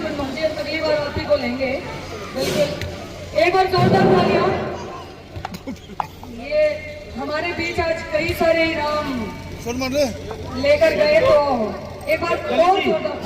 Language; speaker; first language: Hindi; native; Hindi